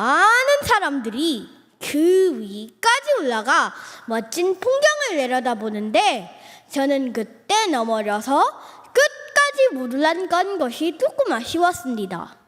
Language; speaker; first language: Korean; early bilingual, other home language; Filipino